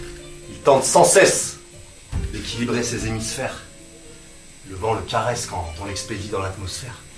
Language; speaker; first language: French; native; French